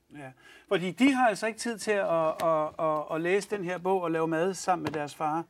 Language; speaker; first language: Danish; native; Danish